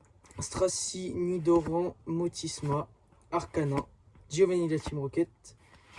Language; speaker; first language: French; native; French